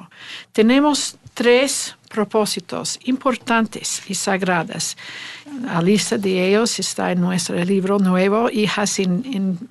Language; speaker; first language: Spanish; non-native, learner; English